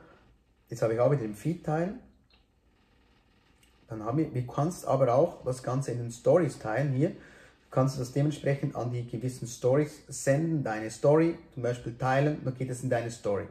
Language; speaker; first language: German; native; German